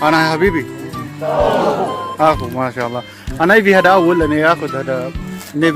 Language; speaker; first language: Arabic; non-native, learner; Filipino